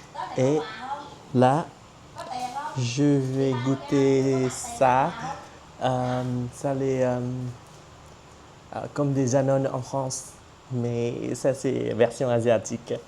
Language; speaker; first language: French; non-native, fluent; Vietnamese